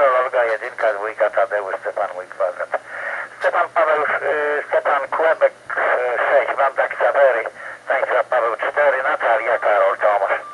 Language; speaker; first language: Polish; native; Polish